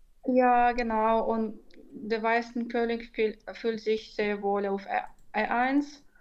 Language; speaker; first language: German; non-native, fluent; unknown